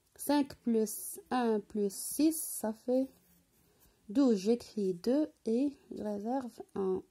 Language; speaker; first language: French; non-native, local second language; Arabic